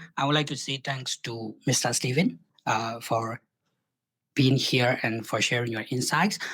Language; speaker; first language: English; non-native, fluent; Burmese